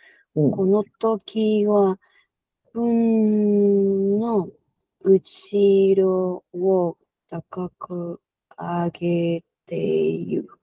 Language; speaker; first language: Japanese; non-native, learner; Spanish